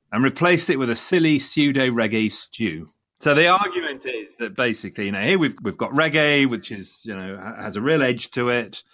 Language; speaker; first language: English; native; English